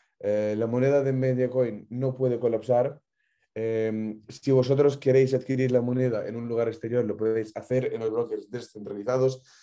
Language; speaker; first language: Spanish; non-native, fluent; Ukrainian